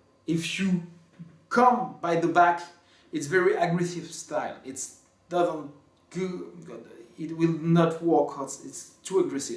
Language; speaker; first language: English; non-native, fluent; French